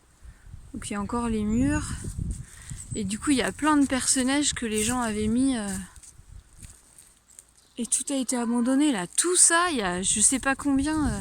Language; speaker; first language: French; native; French